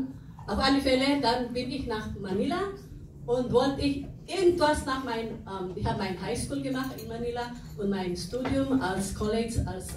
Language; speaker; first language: German; non-native, fluent; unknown